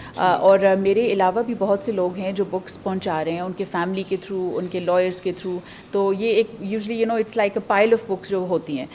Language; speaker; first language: Urdu; native; Urdu